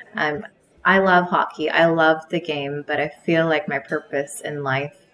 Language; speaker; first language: English; native; English